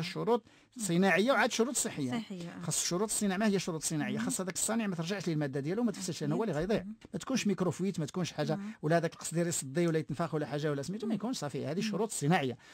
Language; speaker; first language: Arabic; native; Arabic